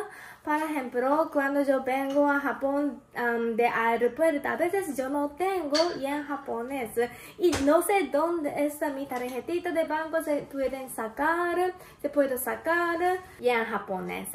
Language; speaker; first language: Spanish; non-native, learner; Japanese